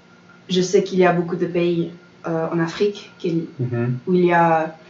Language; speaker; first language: French; non-native, fluent; English